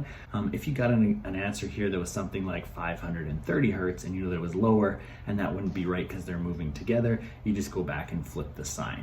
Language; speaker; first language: English; native; English